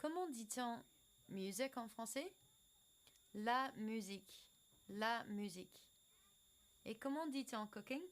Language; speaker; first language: French; non-native, fluent; English